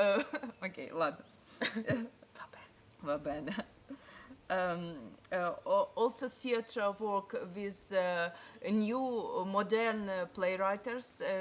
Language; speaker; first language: English; non-native, learner; Ukrainian